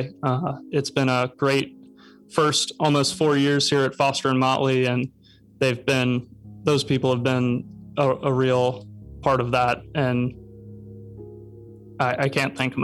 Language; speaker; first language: English; native; English